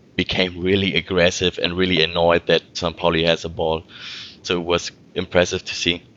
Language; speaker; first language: English; non-native, fluent; German